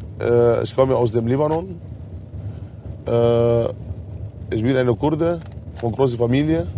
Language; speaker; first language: German; non-native, learner; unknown